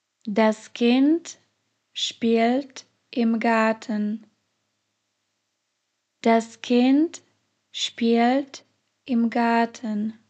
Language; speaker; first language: German; non-native, fluent; Slovak